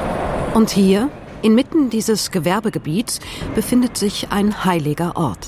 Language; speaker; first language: German; native; German